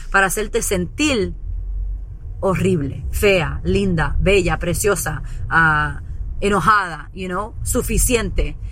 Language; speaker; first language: Spanish; early bilingual, heritage; Spanish